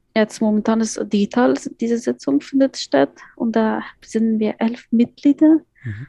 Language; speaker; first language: German; non-native, fluent; Persian